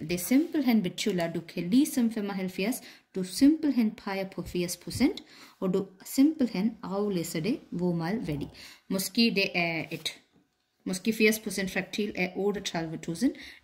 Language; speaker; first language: Danish; non-native, fluent; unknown